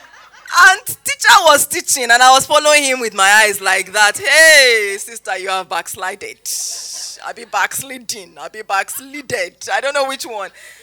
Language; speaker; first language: English; non-native, local second language; Yoruba